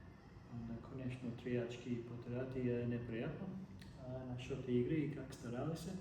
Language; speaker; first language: Russian; non-native, learner; Serbian